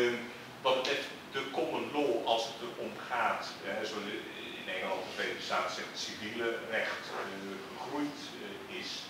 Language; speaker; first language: Dutch; native; Dutch